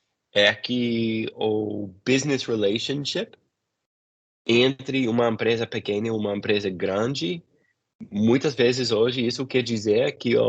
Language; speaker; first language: Portuguese; non-native, fluent; English